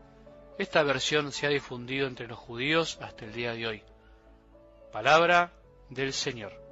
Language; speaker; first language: Spanish; native; Spanish